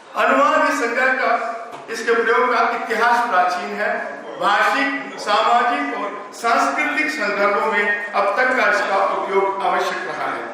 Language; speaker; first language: Hindi; non-native, local second language; Tamil